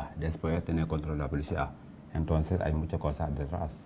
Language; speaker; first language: Spanish; non-native, learner; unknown